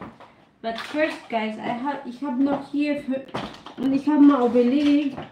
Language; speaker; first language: German; non-native, learner; Filipino